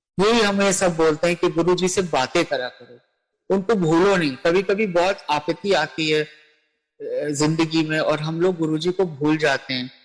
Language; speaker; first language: Hindi; native; Hindi